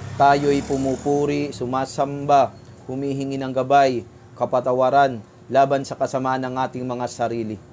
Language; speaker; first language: Filipino; native; Filipino